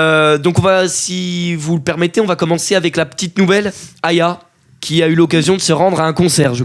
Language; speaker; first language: French; native; French